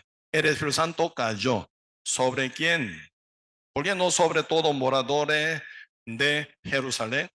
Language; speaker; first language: Spanish; non-native, learner; Korean